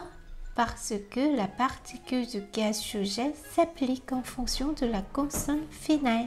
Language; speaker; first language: French; non-native, fluent; Korean